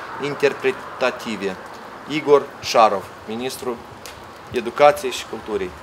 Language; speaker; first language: Romanian; native; Romanian